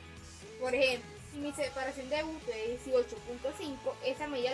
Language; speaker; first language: Spanish; native; Spanish